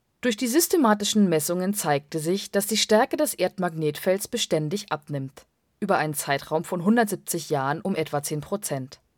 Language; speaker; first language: German; native; German